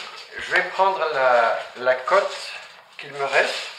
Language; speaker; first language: French; native; French